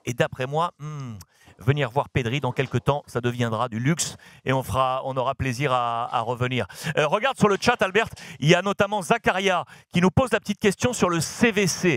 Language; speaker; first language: French; native; French